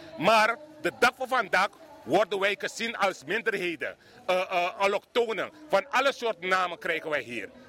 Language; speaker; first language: Dutch; non-native, local second language; Sranan Tongo